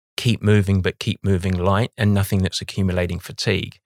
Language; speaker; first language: English; native; English